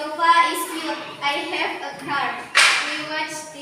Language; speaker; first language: English; non-native, learner; Indonesian